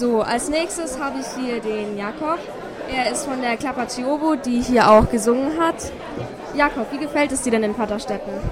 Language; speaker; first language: German; native; German